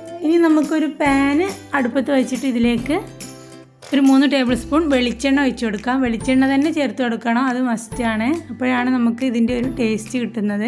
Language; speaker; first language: Malayalam; native; Malayalam